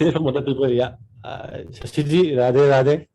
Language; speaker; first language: English; non-native, local second language; Hindi